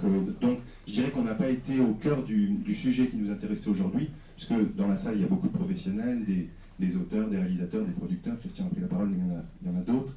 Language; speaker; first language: French; native; French